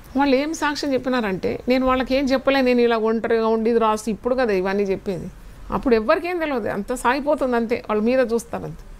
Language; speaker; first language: Telugu; non-native, fluent; Malayalam